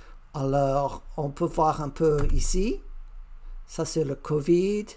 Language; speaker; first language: French; non-native, learner; English